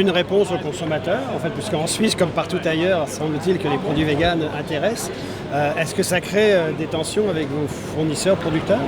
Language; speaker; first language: French; native; French